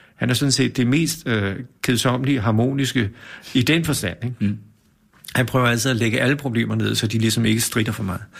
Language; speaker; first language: Danish; native; Danish